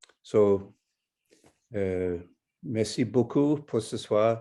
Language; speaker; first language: French; non-native, fluent; English